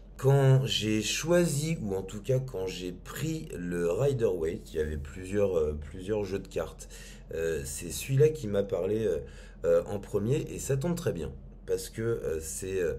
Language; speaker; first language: French; native; French